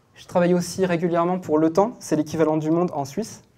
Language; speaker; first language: French; native; French